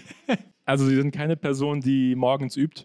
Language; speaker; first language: German; native; German